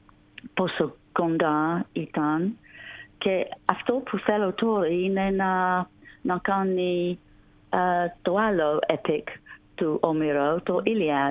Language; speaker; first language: Greek; non-native, learner; English